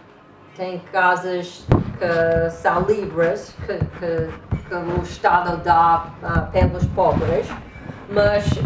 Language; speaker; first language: Portuguese; non-native, learner; English